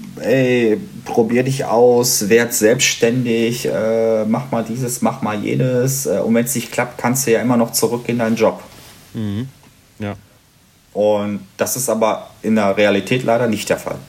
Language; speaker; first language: German; native; German